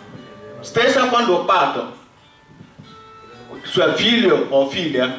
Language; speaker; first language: Italian; non-native, learner; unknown